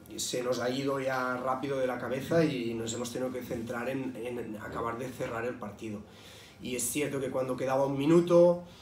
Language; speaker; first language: Spanish; non-native, local second language; Catalan